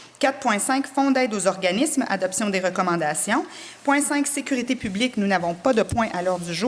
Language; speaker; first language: French; native; French